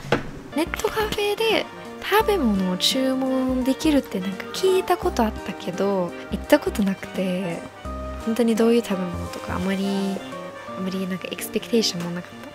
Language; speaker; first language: Japanese; non-native, fluent; English